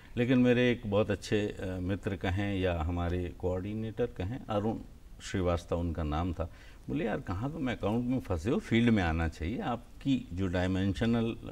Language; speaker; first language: Hindi; native; Hindi